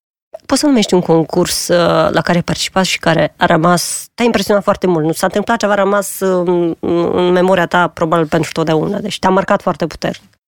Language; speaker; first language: Romanian; native; Romanian